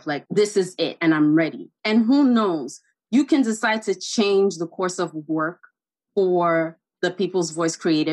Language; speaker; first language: English; non-native, local second language; Igbo